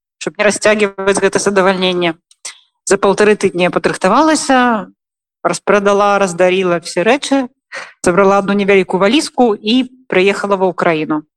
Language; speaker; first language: Belarusian; non-native, local second language; Russian